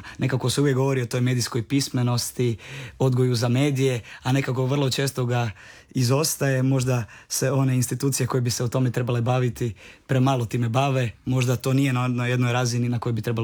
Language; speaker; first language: Serbian; native; Serbian